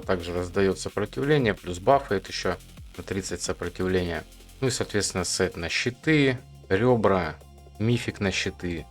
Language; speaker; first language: Russian; native; Russian